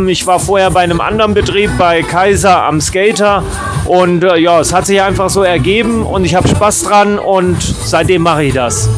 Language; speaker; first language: German; native; German